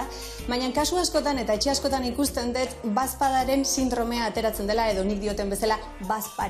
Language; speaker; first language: Basque; native; Basque